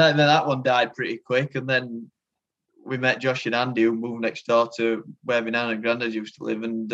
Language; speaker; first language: English; native; English